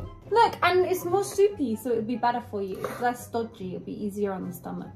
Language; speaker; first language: English; native; English